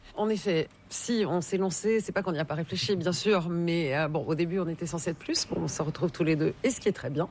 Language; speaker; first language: French; native; French